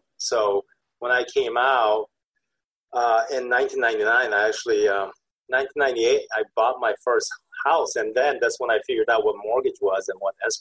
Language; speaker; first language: English; early bilingual, other home language; Korean